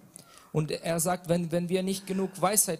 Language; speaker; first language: German; non-native, learner; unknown